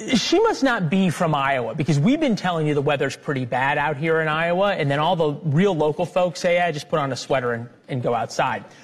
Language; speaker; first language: English; native; English